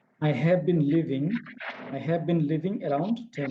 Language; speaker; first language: English; non-native, fluent; Bangla